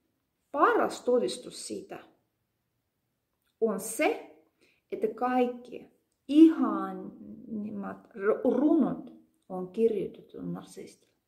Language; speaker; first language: Finnish; non-native, fluent; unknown